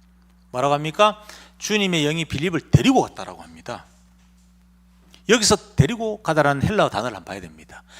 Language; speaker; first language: Korean; native; Korean